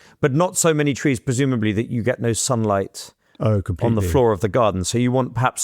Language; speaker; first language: English; native; English